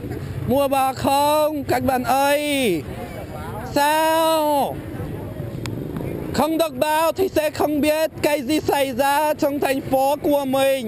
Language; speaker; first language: Vietnamese; non-native, fluent; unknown